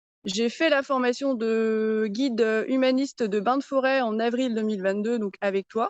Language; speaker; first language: French; native; French